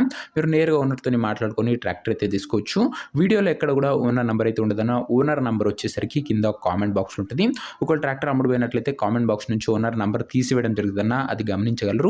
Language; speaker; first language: Telugu; native; Telugu